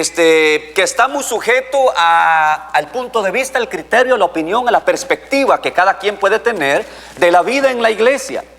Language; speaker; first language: Spanish; native; Spanish